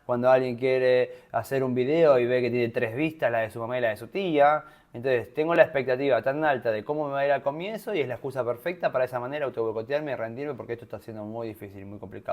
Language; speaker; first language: Spanish; native; Spanish